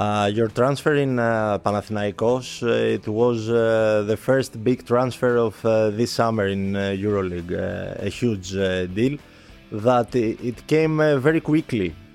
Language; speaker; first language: English; non-native, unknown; Greek